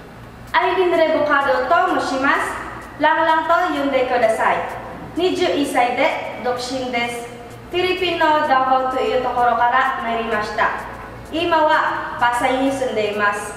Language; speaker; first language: Japanese; non-native, learner; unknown